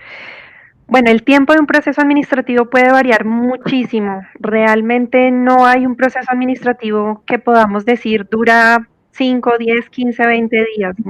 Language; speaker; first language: Spanish; native; Spanish